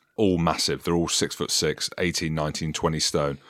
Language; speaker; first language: English; native; English